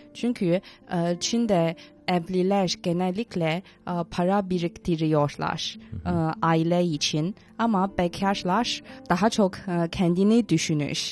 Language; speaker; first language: Turkish; non-native, fluent; Chinese